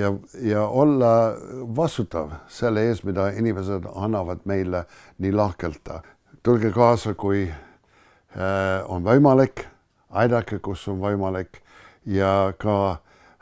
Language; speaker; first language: Estonian; non-native, fluent; English